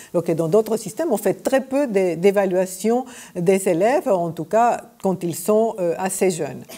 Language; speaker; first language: French; non-native, fluent; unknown